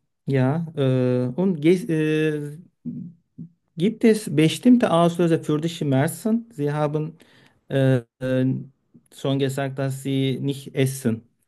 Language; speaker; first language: German; non-native, learner; Turkish